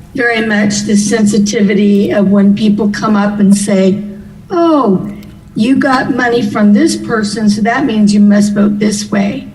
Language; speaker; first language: English; native; English